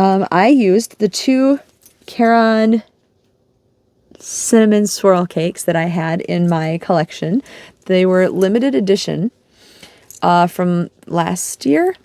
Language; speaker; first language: English; native; English